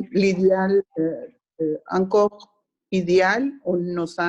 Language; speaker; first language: French; non-native, learner; Spanish